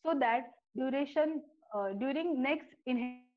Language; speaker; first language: English; non-native, local second language; Marathi